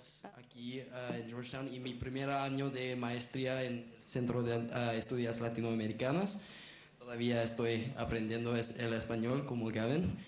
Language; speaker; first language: Spanish; non-native, learner; English